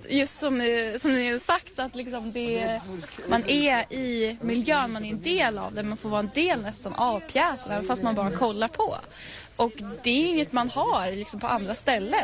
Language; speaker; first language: Swedish; native; Swedish